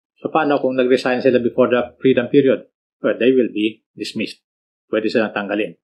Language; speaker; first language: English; non-native, local second language; Filipino